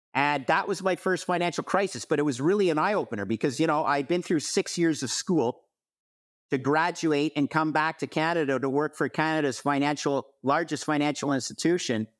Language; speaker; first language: English; native; English